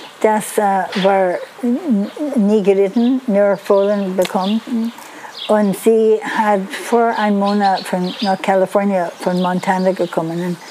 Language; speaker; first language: German; non-native, learner; Dutch